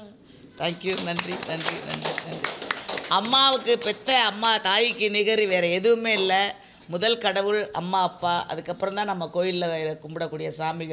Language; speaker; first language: Tamil; native; Tamil